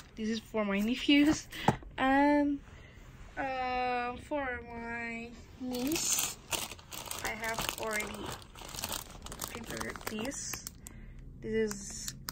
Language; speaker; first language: English; non-native, learner; Indonesian